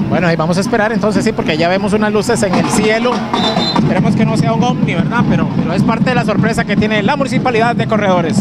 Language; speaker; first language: Spanish; native; Spanish